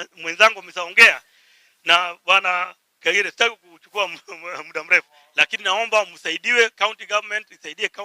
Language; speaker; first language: Swahili; native; Swahili